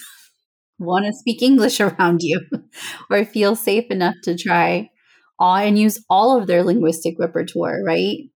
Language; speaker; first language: English; non-native, fluent; Spanish